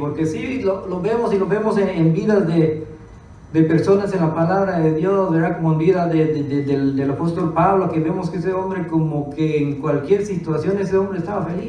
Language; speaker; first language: Spanish; early bilingual, other home language; English